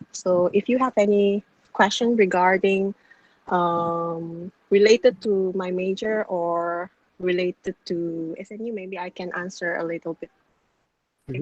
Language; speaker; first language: English; non-native, local second language; Malay